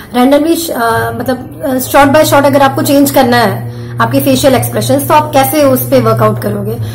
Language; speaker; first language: Hindi; native; Hindi